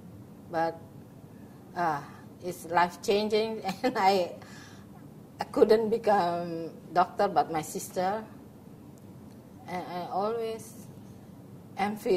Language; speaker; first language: English; non-native, learner; Indonesian